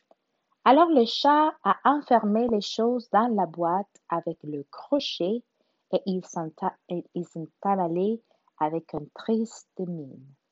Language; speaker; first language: French; non-native, learner; Spanish